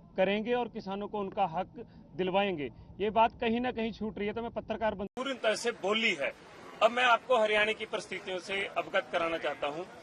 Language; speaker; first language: Hindi; native; Hindi